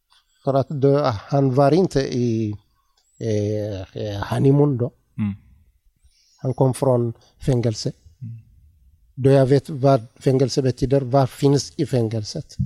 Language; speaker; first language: Swedish; non-native, learner; Tigrinya